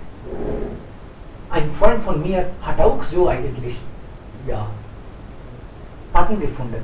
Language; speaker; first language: German; non-native, fluent; Hindi